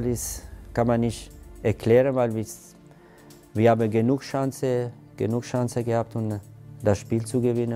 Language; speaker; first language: German; non-native, fluent; Italian